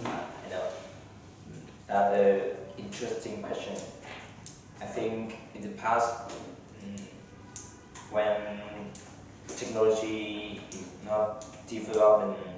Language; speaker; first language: English; non-native, learner; Vietnamese